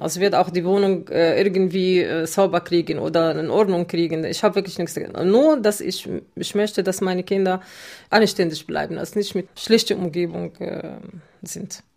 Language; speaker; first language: German; non-native, fluent; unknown